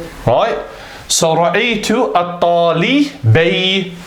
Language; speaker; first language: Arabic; non-native, fluent; English